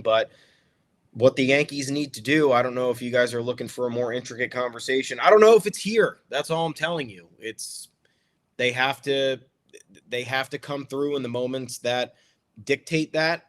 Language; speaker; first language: English; native; English